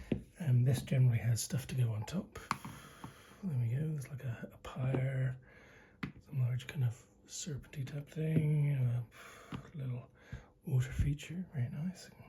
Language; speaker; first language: English; native; English